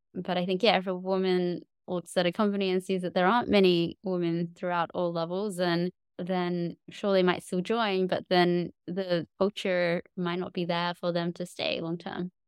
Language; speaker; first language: English; native; English